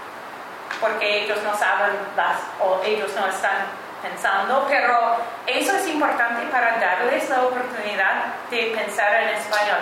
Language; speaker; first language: Spanish; non-native, fluent; English